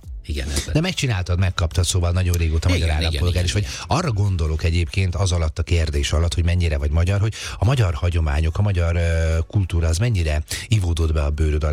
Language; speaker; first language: Hungarian; native; Hungarian